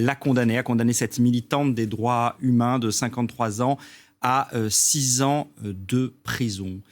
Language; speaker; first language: French; native; French